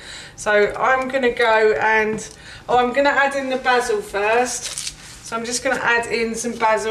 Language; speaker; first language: English; native; English